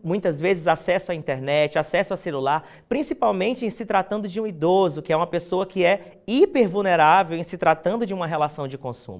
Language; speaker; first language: Portuguese; native; Portuguese